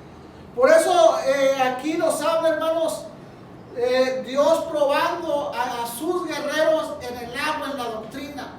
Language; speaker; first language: Spanish; native; Spanish